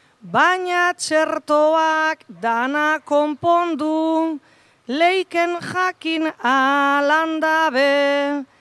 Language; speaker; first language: Basque; native; Basque